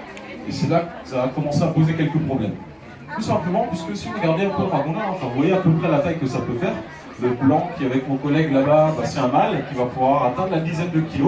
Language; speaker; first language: French; native; French